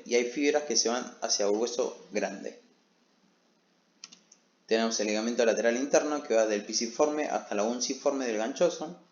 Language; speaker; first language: Spanish; native; Spanish